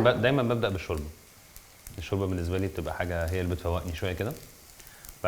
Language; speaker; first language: Arabic; native; Arabic